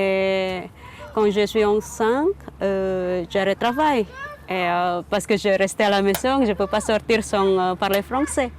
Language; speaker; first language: French; non-native, learner; Indonesian